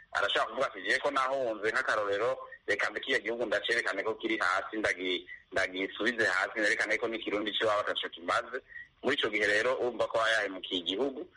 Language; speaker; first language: Rundi; native; Rundi